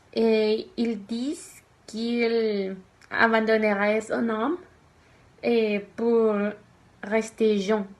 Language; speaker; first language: French; non-native, learner; Spanish